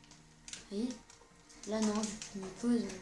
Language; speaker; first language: French; native; French